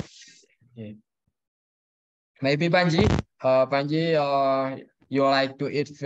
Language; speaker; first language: English; non-native, learner; Indonesian